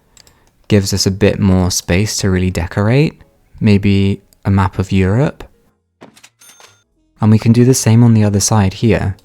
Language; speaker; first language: English; native; English